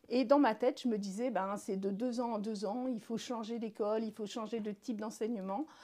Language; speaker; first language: French; native; French